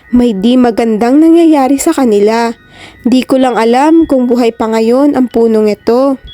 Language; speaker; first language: Filipino; native; Filipino